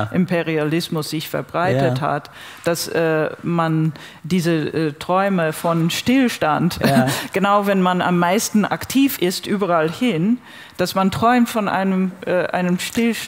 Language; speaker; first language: German; non-native, fluent; English